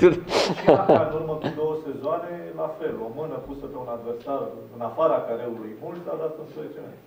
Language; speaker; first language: Romanian; native; Romanian